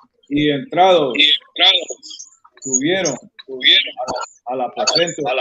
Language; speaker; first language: Spanish; non-native, learner; English